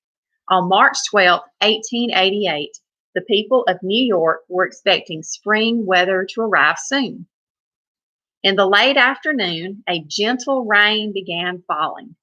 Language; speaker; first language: English; native; English